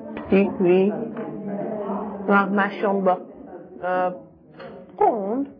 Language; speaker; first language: French; non-native, learner; English